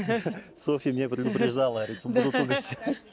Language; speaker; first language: Russian; native; Russian